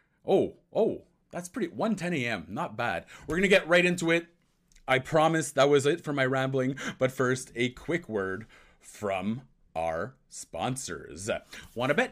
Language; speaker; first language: English; native; English